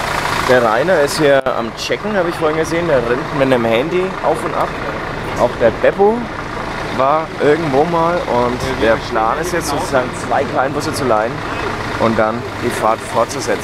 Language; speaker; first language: German; native; German